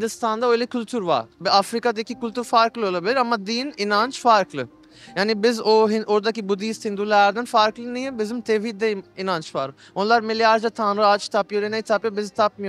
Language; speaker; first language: Turkish; non-native, learner; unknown